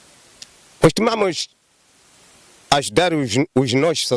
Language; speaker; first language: Portuguese; non-native, local second language; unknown